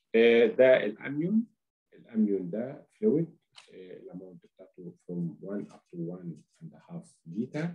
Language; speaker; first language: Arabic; native; Arabic